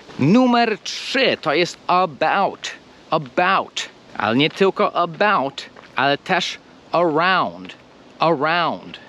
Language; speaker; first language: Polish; non-native, fluent; English